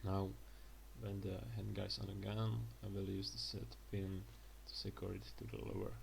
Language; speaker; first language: English; non-native, fluent; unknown